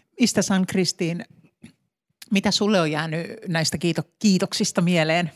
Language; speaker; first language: Finnish; native; Finnish